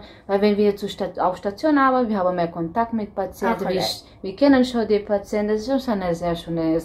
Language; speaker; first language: German; non-native, fluent; Romanian